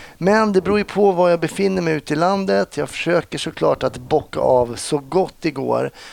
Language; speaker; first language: Swedish; native; Swedish